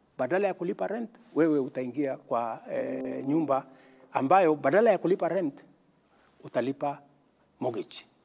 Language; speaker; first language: Swahili; non-native, local second language; Kalenjin